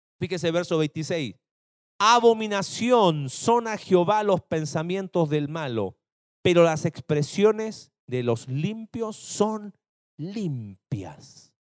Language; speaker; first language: Spanish; native; Spanish